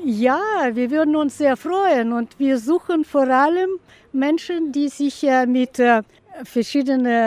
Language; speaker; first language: German; non-native, fluent; Russian